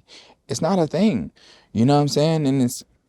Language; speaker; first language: English; native; English